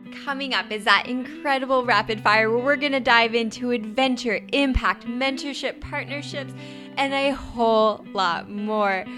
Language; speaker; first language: English; native; English